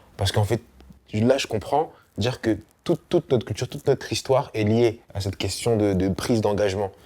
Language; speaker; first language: French; early bilingual, other home language; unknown